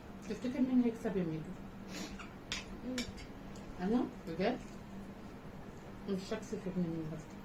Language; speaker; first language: Arabic; native; Arabic